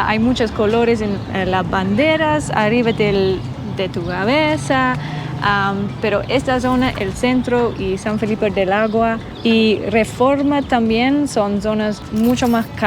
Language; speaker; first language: Spanish; non-native, learner; English